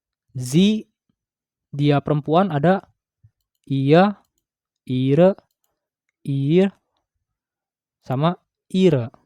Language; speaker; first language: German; non-native, fluent; Indonesian